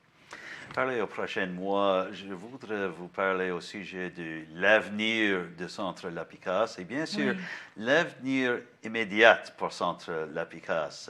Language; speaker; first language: French; non-native, learner; English